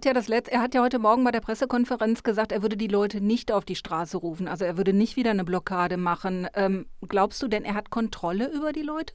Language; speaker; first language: German; native; German